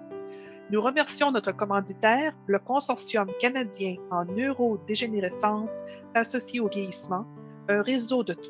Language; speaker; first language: French; native; French